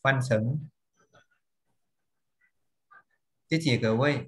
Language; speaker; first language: Chinese; non-native, fluent; Thai